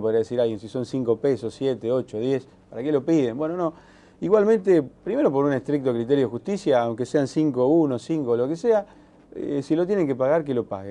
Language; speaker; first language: Spanish; native; Spanish